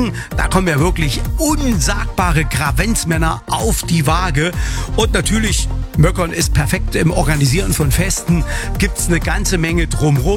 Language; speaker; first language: German; native; German